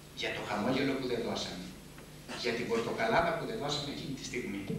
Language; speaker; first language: Greek; native; Greek